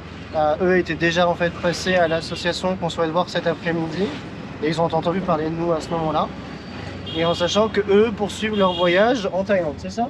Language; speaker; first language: French; native; French